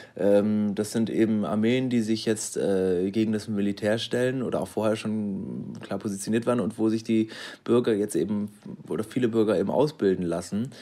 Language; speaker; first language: German; native; German